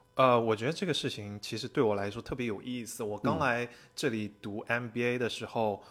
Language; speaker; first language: Chinese; native; Chinese